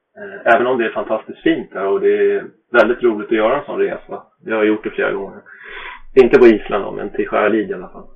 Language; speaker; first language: Swedish; native; Swedish